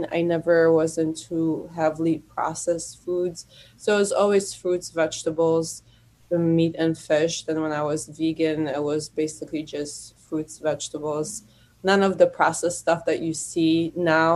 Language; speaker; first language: English; non-native, fluent; Polish